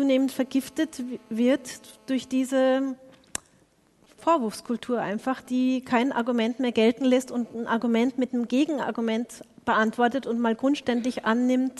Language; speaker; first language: German; native; German